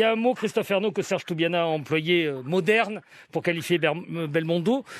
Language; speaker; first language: French; native; French